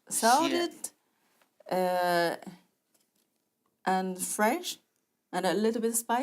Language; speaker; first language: English; non-native, learner; Chinese